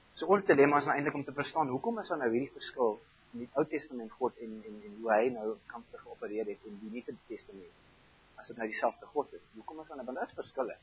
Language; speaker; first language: Afrikaans; non-native, fluent; German